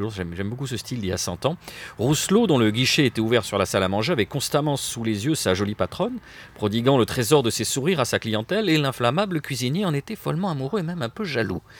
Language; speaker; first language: French; native; French